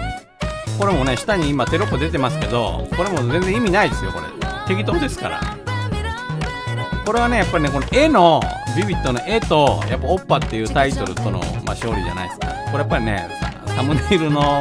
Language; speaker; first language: Japanese; native; Japanese